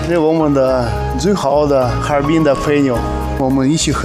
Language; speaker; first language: Chinese; non-native, learner; Russian